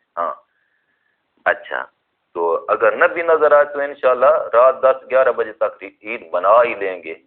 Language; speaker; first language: Urdu; non-native, local second language; Punjabi